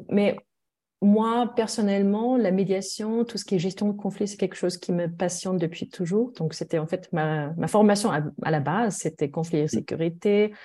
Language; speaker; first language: French; non-native, fluent; German